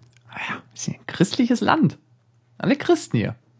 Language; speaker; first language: German; native; German